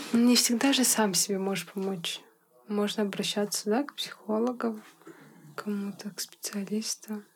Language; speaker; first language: Russian; non-native, local second language; Yakut